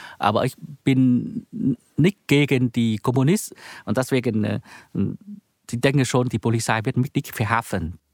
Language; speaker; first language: German; non-native, learner; Vietnamese